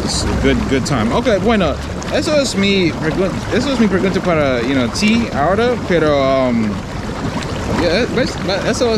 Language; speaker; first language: Spanish; non-native, learner; English